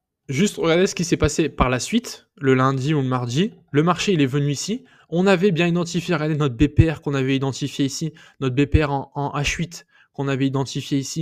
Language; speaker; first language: French; native; French